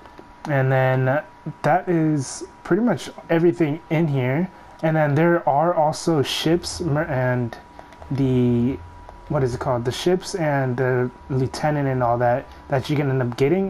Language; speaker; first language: English; native; English